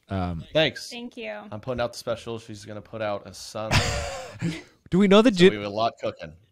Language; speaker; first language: English; native; English